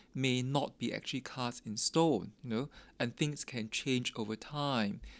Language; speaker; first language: English; non-native, local second language; Min Nan Chinese